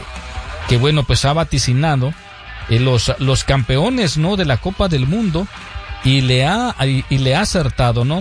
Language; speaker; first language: Spanish; native; Spanish